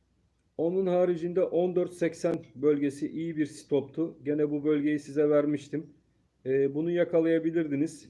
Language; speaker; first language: Turkish; native; Turkish